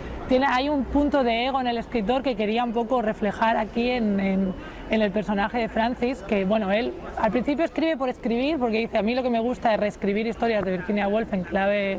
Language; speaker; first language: Spanish; native; Spanish